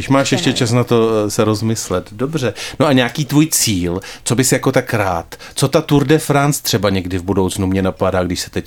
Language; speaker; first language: Czech; native; Czech